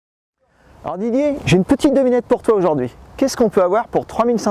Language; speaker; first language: French; native; French